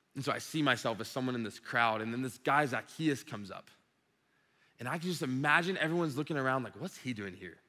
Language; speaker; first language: English; native; English